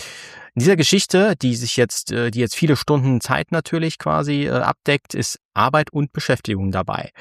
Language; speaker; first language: German; native; German